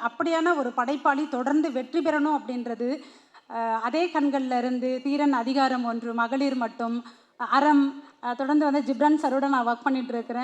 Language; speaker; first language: Tamil; native; Tamil